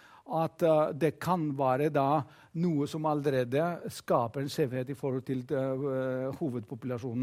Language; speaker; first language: Norwegian; non-native, fluent; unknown